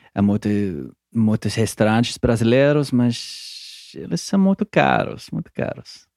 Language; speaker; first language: Portuguese; non-native, learner; English